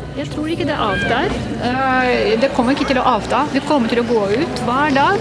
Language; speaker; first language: Norwegian; non-native, fluent; Russian